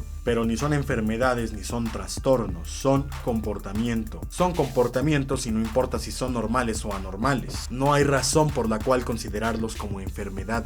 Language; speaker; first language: Spanish; native; Spanish